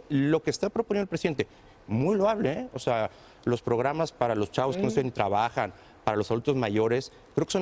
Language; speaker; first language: Spanish; native; Spanish